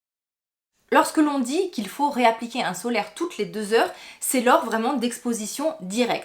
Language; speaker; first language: French; native; French